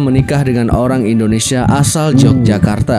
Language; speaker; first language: Indonesian; native; Indonesian